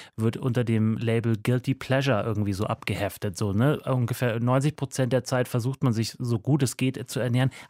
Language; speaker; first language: German; native; German